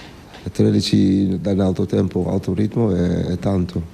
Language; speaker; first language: Italian; non-native, fluent; Dutch